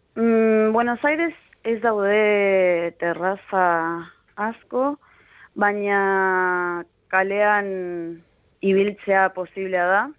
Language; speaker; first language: Basque; non-native, fluent; Spanish